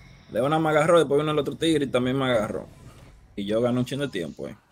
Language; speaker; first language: Spanish; early bilingual, heritage; Spanish